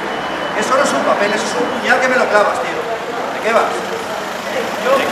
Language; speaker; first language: Spanish; native; Spanish